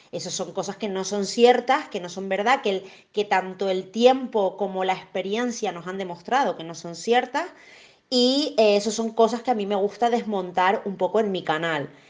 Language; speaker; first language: Spanish; native; Spanish